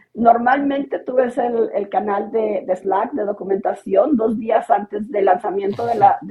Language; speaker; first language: Spanish; native; Spanish